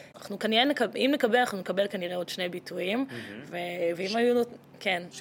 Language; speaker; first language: Hebrew; early bilingual, other home language; Russian